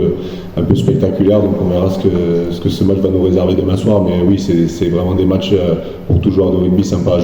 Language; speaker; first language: French; native; French